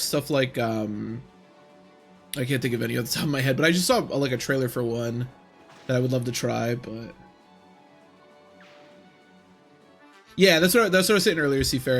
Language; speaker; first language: English; native; English